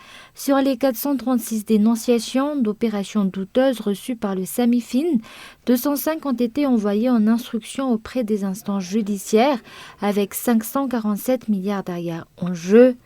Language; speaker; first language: French; non-native, local second language; Malagasy